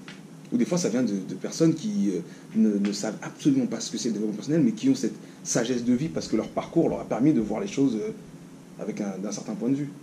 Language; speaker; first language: French; native; French